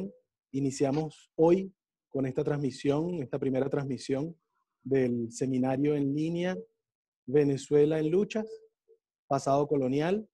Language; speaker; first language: Spanish; native; Spanish